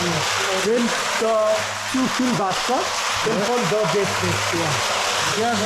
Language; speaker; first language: German; non-native, learner; Nepali